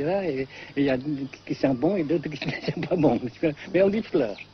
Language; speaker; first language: French; non-native, fluent; Vietnamese